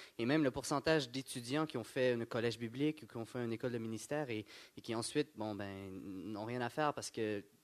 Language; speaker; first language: French; native; French